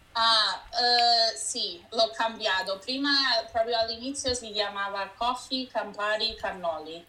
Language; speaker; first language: Italian; early bilingual, heritage; Italian